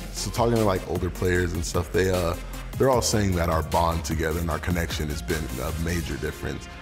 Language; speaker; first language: English; native; English